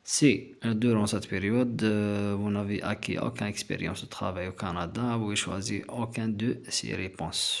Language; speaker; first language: French; non-native, local second language; Arabic